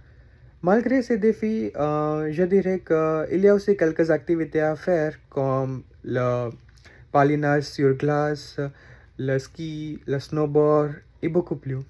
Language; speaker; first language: French; non-native, learner; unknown